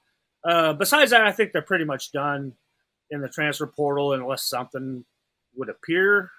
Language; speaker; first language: English; native; English